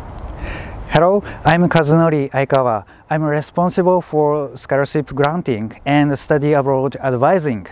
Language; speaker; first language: English; non-native, fluent; Japanese